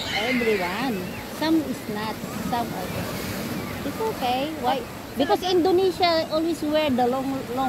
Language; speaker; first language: English; non-native, learner; Filipino